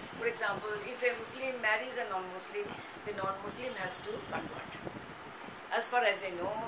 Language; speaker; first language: English; non-native, local second language; Bangla